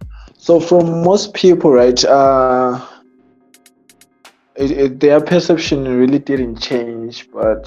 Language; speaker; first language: English; non-native, local second language; North Ndebele